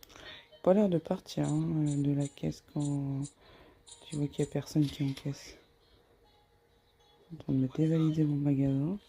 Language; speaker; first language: French; native; French